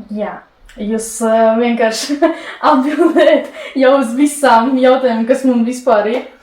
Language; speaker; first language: Latvian; non-native, local second language; Russian